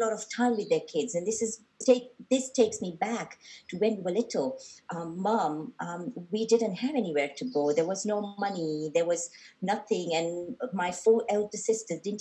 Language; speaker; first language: English; non-native, local second language; Gujarati